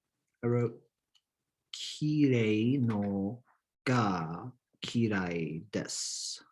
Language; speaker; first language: Japanese; non-native, learner; English